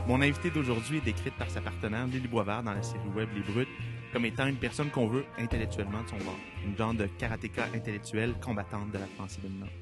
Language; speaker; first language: French; native; French